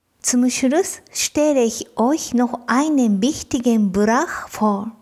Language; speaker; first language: German; non-native, fluent; Japanese